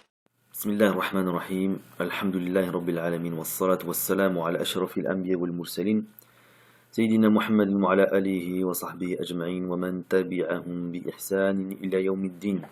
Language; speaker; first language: Arabic; non-native, fluent; French